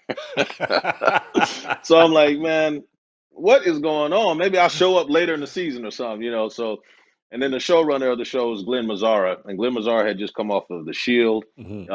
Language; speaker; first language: English; native; English